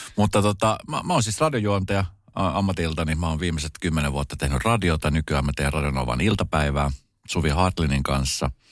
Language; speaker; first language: Finnish; native; Finnish